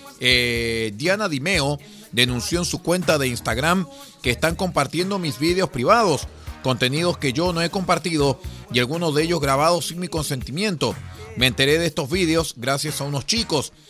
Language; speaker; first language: Spanish; native; Spanish